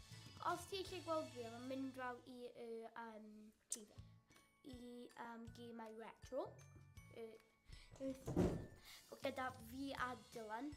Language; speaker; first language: Welsh; non-native, local second language; English